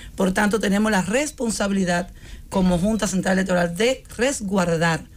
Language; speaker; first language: Spanish; native; Spanish